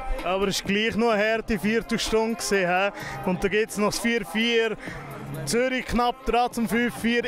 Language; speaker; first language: German; native; German